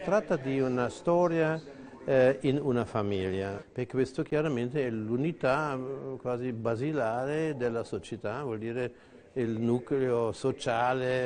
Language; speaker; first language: Italian; non-native, fluent; German